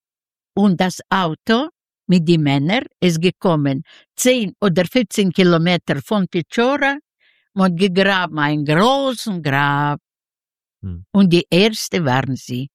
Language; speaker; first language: German; non-native, learner; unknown